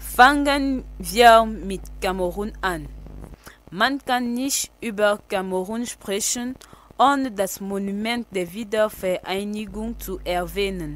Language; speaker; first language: German; non-native, fluent; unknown